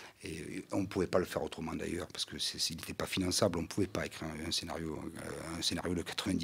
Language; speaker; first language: French; native; French